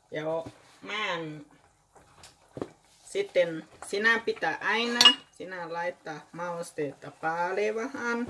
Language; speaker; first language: Finnish; non-native, learner; Thai